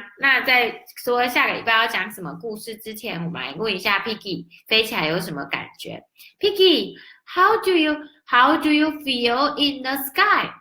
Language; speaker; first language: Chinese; native; Chinese